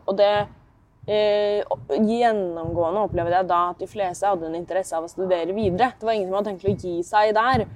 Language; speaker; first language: Norwegian; native; Norwegian